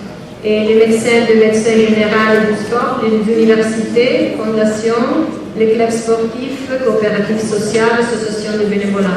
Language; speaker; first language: French; non-native, learner; Italian